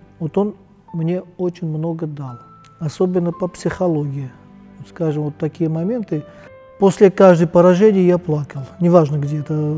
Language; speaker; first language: Russian; non-native, local second language; Armenian